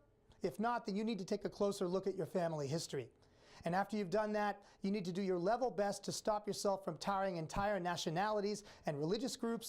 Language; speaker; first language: English; native; English